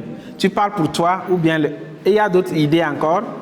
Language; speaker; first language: French; non-native, local second language; Kinyarwanda